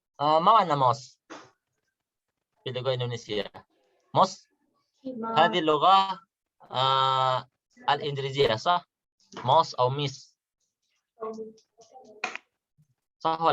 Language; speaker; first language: Arabic; non-native, fluent; Indonesian